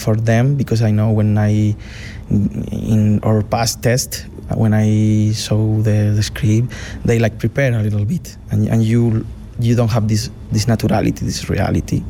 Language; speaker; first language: English; non-native, fluent; Spanish